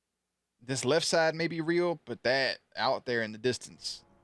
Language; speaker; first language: English; native; English